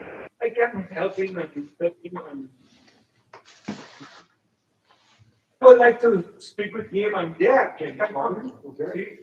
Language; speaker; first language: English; non-native, learner; Spanish